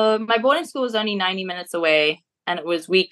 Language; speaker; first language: English; native; English